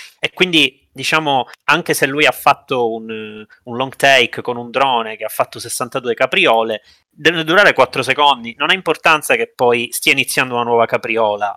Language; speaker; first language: Italian; native; Italian